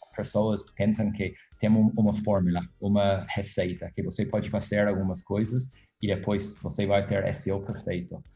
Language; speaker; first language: Portuguese; non-native, fluent; English